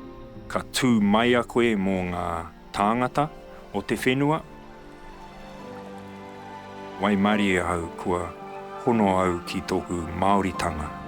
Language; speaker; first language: Māori; non-native, local second language; English